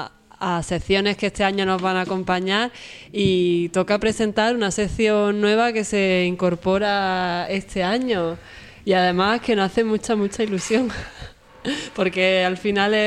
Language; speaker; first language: Spanish; native; Spanish